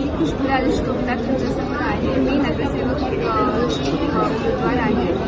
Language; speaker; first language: Marathi; non-native, local second language; Hindi